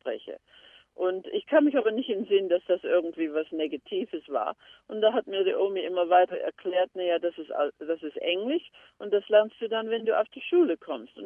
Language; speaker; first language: German; early bilingual, heritage; German